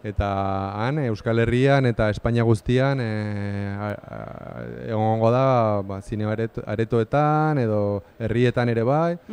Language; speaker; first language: Basque; non-native, local second language; Spanish